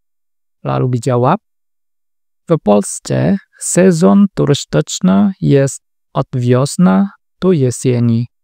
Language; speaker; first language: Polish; non-native, learner; Indonesian